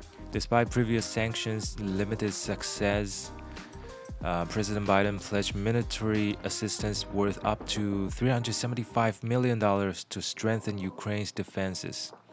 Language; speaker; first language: English; non-native, fluent; Chinese